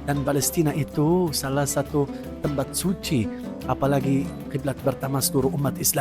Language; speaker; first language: Indonesian; non-native, fluent; Arabic